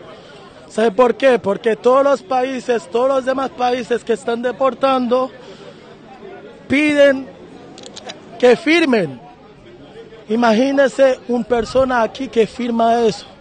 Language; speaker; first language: Spanish; non-native, fluent; Haitian Creole